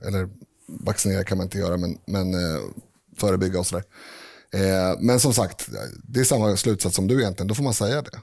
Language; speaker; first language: Swedish; native; Swedish